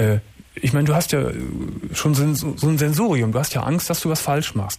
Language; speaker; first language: German; native; German